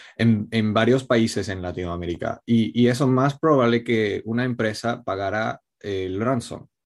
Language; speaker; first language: Spanish; non-native, fluent; Italian